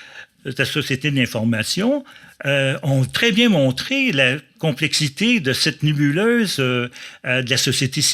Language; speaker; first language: French; native; French